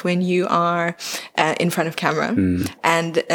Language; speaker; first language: English; native; English